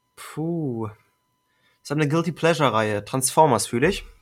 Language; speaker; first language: German; early bilingual, other home language; Spanish